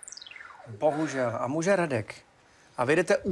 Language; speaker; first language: Czech; native; Czech